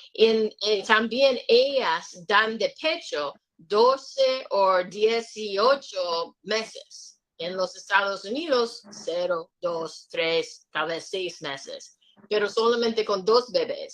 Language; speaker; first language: Spanish; non-native, learner; English